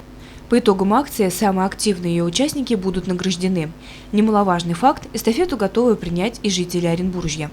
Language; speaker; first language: Russian; native; Russian